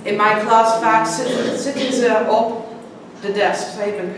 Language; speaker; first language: Dutch; non-native, learner; English